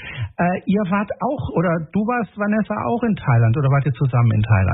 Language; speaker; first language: German; native; German